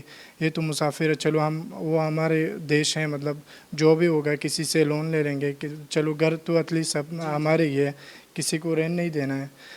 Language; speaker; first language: Hindi; non-native, learner; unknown